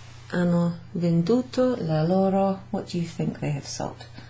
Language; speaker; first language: English; native; English